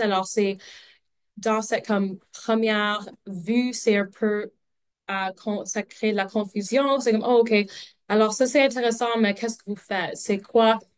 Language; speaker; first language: French; non-native, local second language; English